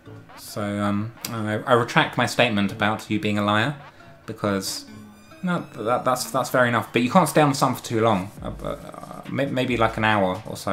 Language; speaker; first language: English; native; English